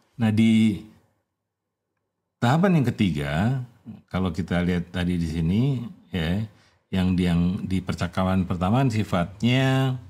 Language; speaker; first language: Indonesian; native; Indonesian